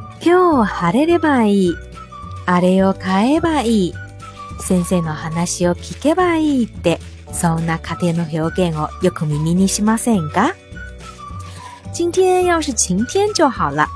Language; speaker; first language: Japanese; non-native, fluent; Chinese